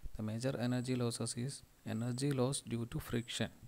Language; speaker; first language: English; non-native, local second language; Malayalam